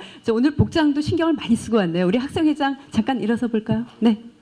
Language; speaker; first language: Korean; native; Korean